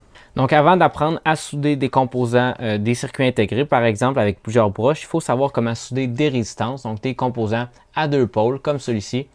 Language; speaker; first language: French; native; French